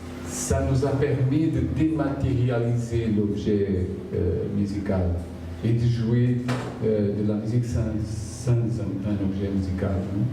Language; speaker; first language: French; non-native, fluent; Portuguese